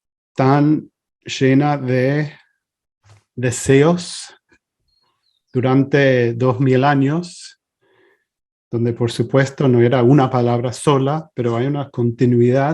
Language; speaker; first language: Spanish; non-native, fluent; English